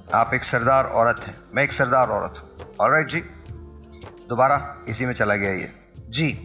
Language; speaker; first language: Urdu; native; Urdu